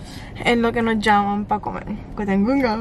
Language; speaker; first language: Spanish; early bilingual, heritage; Spanish